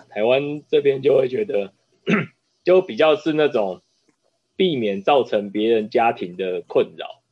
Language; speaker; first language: Chinese; native; Chinese